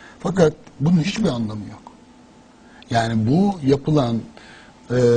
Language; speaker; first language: Turkish; native; Turkish